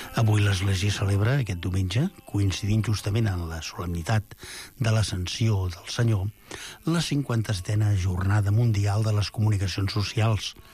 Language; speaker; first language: Catalan; native; Catalan